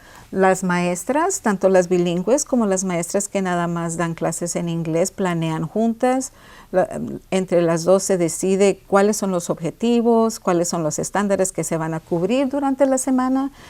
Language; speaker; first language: Spanish; early bilingual, heritage; Spanish